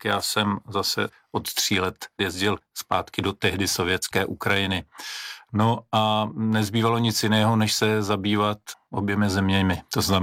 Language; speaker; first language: Czech; non-native, local second language; Ukrainian